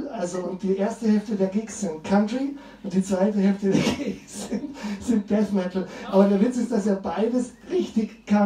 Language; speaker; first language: German; native; German